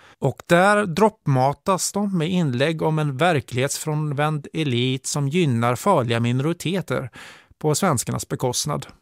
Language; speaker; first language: Swedish; native; Swedish